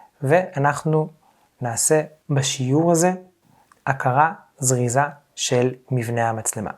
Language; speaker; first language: Hebrew; native; Hebrew